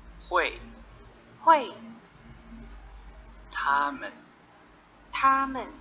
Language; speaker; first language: Chinese; non-native, fluent; Thai